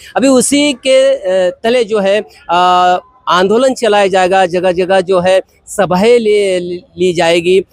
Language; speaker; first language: Hindi; non-native, local second language; Marathi